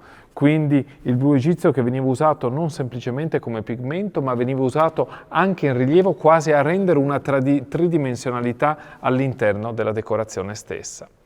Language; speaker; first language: Italian; native; Italian